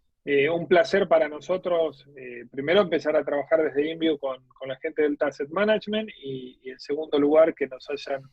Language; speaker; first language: Spanish; native; Spanish